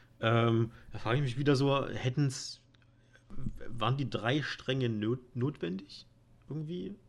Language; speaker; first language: German; native; German